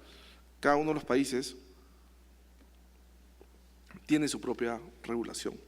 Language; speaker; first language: Spanish; native; Spanish